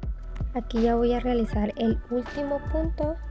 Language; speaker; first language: Spanish; native; Spanish